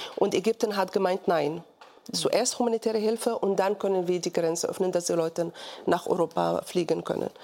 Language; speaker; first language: German; non-native, fluent; Arabic